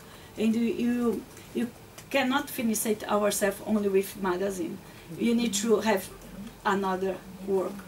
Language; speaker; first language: English; non-native, learner; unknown